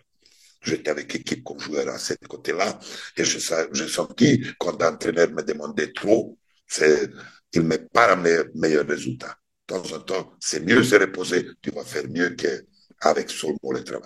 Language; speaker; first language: French; non-native, fluent; Serbian